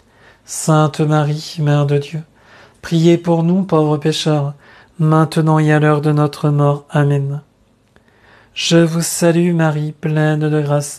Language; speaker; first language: French; native; French